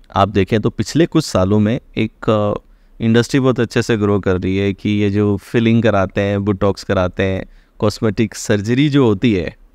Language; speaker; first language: Hindi; native; Hindi